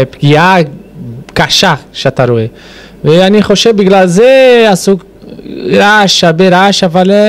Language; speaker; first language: Hebrew; non-native, fluent; Portuguese